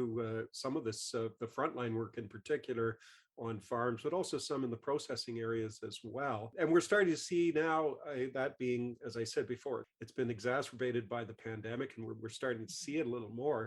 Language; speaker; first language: English; native; English